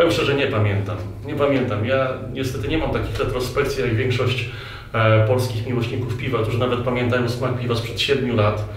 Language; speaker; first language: Polish; native; Polish